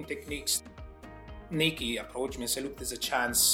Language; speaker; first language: English; non-native, fluent; Italian